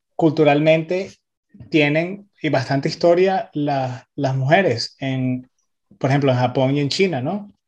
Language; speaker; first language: Spanish; early bilingual, heritage; Spanish